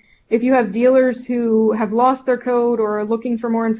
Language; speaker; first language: English; native; English